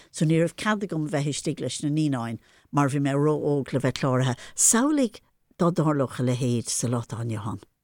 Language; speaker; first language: Irish; non-native, local second language; English